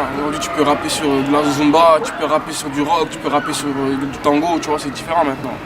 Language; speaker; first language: French; native; French